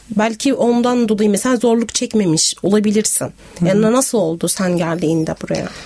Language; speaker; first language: Turkish; non-native, fluent; Arabic